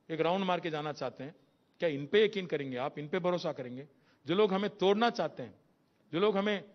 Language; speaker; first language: Hindi; non-native, local second language; Telugu